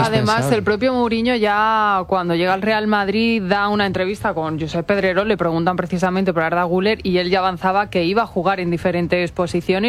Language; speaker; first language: Spanish; native; Spanish